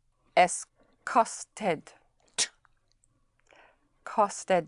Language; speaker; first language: German; non-native, learner; English